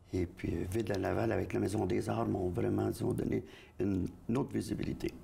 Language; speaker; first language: French; native; French